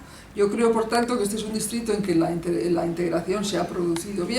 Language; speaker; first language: Spanish; native; Spanish